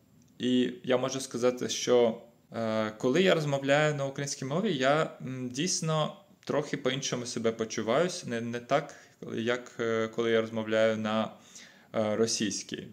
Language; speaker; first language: Ukrainian; non-native, local second language; Russian